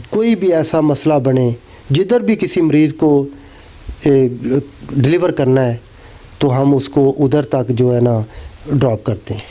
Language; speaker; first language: Urdu; non-native, local second language; Punjabi